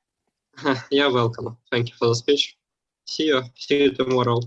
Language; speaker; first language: English; non-native, learner; Russian